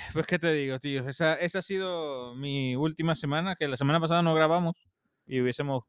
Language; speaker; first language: Spanish; native; Spanish